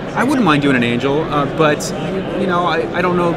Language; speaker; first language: English; native; English